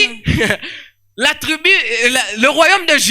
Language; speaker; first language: French; non-native, local second language; Swahili